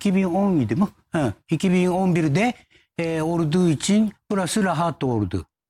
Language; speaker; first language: Turkish; non-native, fluent; Japanese